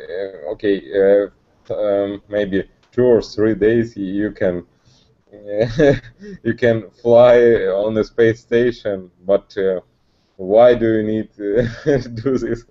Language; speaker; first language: English; non-native, learner; Russian